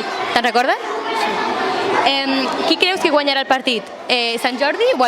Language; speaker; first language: Catalan; native; Catalan